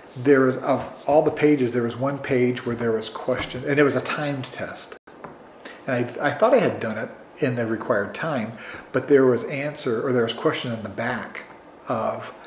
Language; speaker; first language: English; native; English